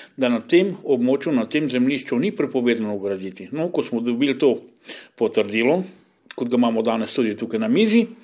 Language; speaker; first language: Slovenian; non-native, local second language; Romany